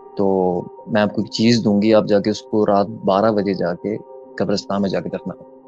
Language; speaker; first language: Urdu; early bilingual, heritage; Urdu